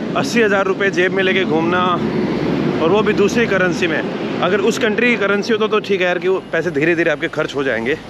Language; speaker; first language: Hindi; native; Hindi